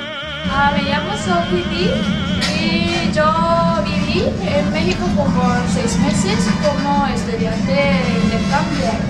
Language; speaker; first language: Spanish; non-native, learner; Korean